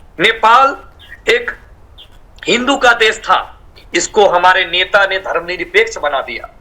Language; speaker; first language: Hindi; non-native, fluent; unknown